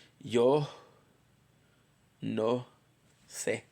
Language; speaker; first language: Spanish; non-native, learner; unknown